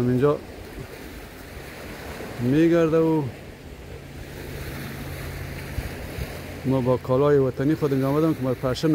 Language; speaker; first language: Persian; native; Persian